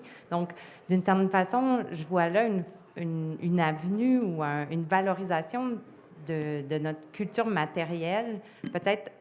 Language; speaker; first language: French; native; French